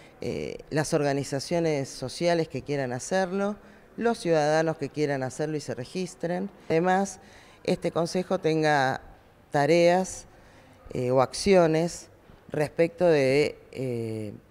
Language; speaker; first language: Spanish; native; Spanish